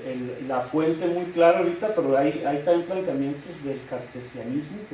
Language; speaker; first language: Spanish; native; Spanish